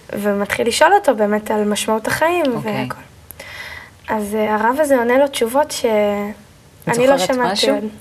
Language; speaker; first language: Hebrew; native; Hebrew